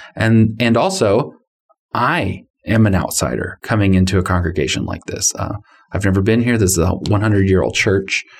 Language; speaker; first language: English; native; English